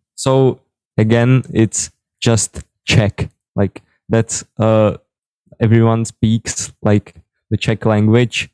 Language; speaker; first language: English; non-native, fluent; Czech